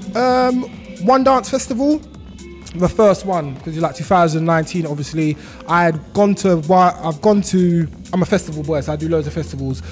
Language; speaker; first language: English; native; English